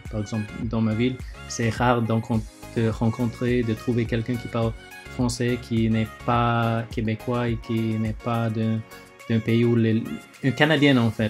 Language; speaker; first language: French; early bilingual, other home language; Chinese